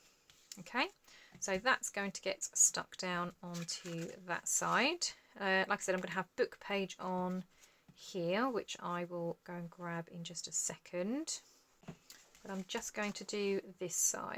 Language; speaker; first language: English; native; English